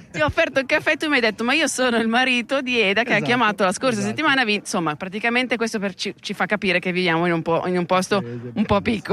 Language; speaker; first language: Italian; native; Italian